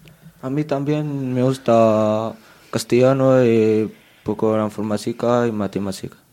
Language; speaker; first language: Spanish; non-native, learner; Arabic